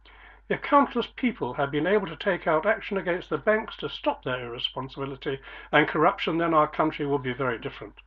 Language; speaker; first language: English; native; English